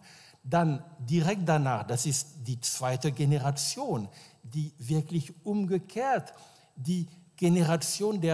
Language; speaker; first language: German; non-native, fluent; French